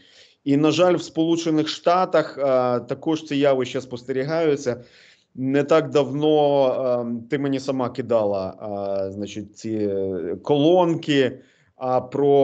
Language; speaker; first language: Ukrainian; native; Ukrainian